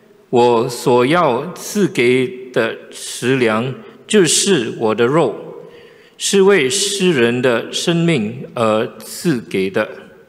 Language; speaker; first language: Chinese; native; Chinese